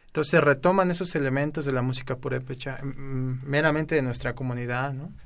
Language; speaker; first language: Spanish; native; Spanish